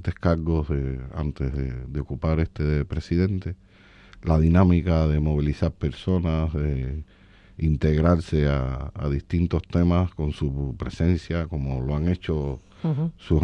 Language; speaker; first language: Spanish; native; Spanish